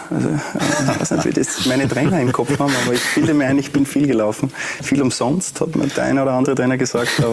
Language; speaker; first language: German; native; German